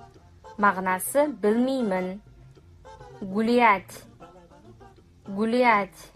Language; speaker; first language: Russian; non-native, fluent; Kazakh